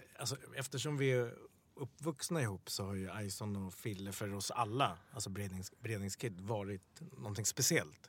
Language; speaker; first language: Swedish; early bilingual, other home language; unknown